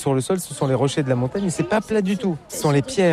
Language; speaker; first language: French; native; French